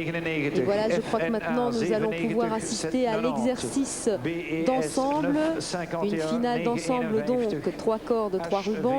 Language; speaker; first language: French; native; French